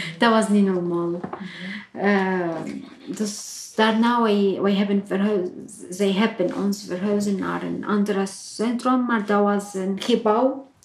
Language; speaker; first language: Dutch; non-native, learner; Arabic